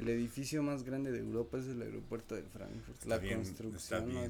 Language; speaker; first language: Spanish; native; Spanish